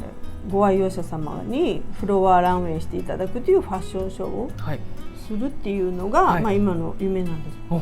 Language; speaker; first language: Japanese; native; Japanese